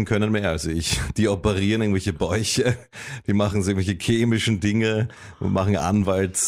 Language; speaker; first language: German; native; German